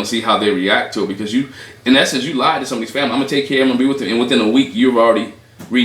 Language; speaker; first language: English; native; English